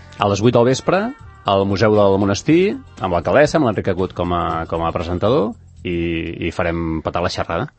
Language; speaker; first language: Catalan; native; Catalan